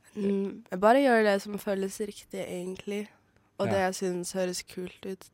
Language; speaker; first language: Norwegian; native; Norwegian